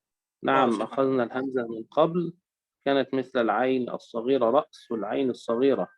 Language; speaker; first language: Arabic; native; Arabic